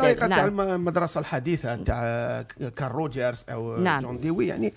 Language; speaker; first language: Arabic; native; Arabic